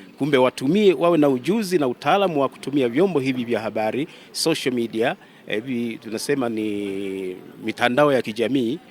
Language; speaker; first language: Swahili; native; Swahili